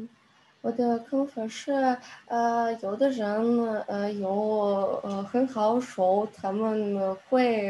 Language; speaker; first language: Chinese; non-native, learner; Russian